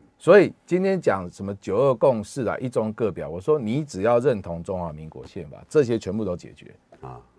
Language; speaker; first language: Chinese; native; Chinese